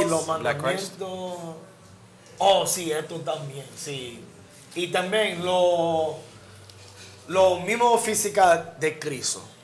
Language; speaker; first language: Spanish; non-native, learner; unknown